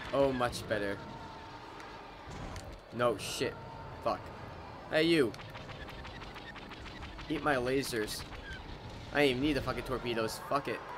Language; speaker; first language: English; native; English